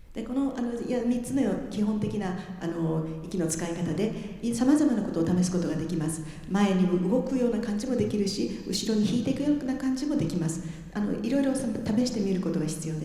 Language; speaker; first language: Japanese; native; Japanese